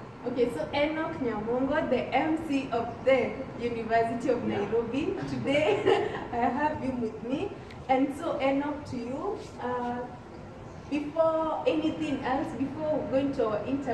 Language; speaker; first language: English; non-native, local second language; Swahili